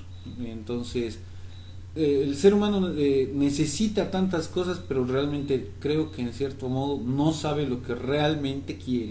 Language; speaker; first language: Spanish; native; Spanish